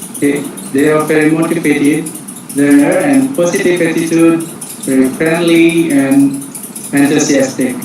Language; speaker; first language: English; non-native, fluent; Indonesian